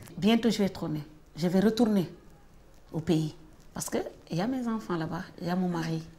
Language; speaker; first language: French; non-native, local second language; Wolof